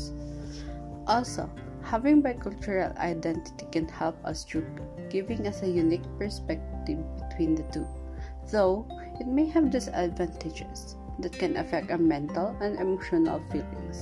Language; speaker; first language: English; non-native, local second language; Filipino